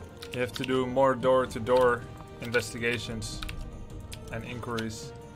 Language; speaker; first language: English; non-native, fluent; Dutch